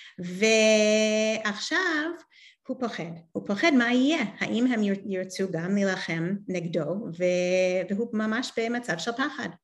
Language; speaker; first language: Hebrew; non-native, fluent; English